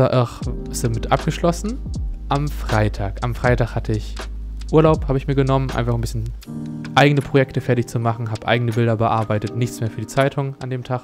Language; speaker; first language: German; native; German